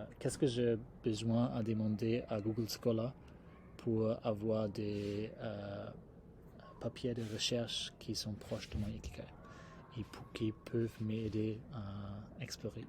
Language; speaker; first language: French; non-native, fluent; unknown